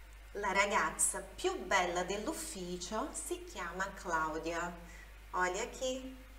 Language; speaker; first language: Italian; non-native, fluent; Portuguese